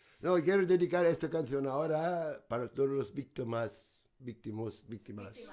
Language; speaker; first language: Spanish; non-native, learner; German